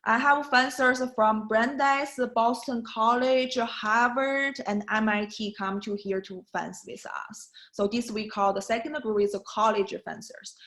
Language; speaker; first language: English; non-native, learner; Chinese